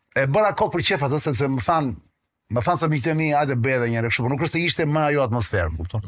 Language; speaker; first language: Albanian; non-native, local second language; Greek